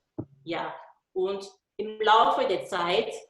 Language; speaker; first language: German; non-native, learner; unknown